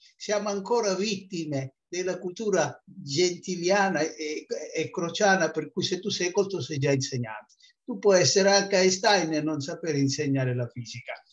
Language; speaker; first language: Italian; native; Italian